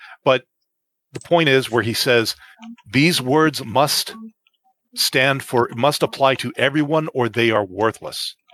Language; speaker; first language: English; native; English